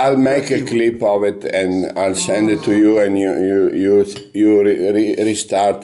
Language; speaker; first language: English; non-native, fluent; Italian